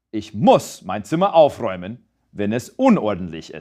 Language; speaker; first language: German; non-native, fluent; English